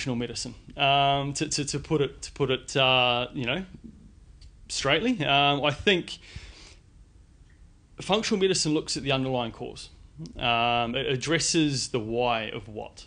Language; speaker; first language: English; native; English